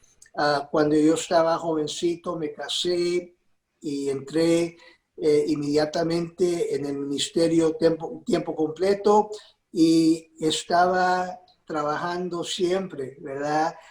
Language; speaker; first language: Spanish; early bilingual, heritage; Spanish